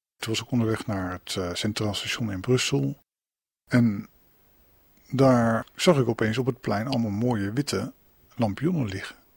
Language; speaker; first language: Dutch; native; Dutch